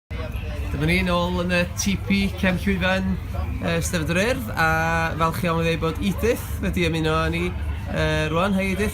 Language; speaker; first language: Welsh; native; Welsh